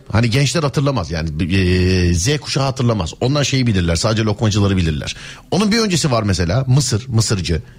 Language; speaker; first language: Turkish; native; Turkish